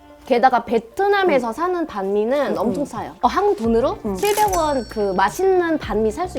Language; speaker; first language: Korean; non-native, fluent; Vietnamese